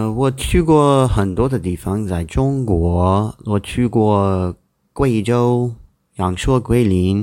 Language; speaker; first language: Chinese; non-native, learner; English